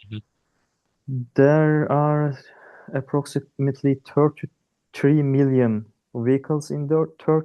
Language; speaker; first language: English; non-native, learner; Turkish